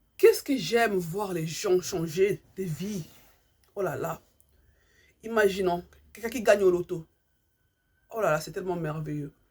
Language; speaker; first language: French; non-native, local second language; Lingala